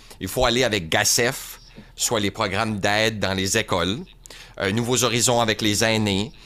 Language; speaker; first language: French; native; French